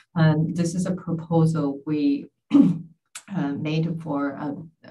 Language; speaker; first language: English; non-native, fluent; Chinese